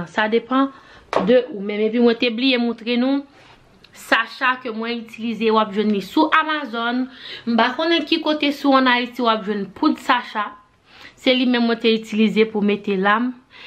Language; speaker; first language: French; non-native, learner; Haitian Creole